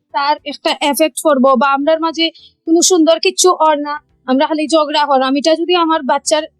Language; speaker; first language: Bangla; non-native, local second language; Sylheti